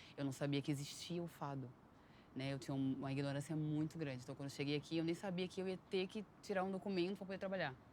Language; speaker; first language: Portuguese; native; Portuguese